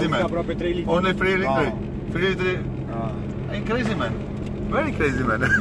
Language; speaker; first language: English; non-native, learner; Czech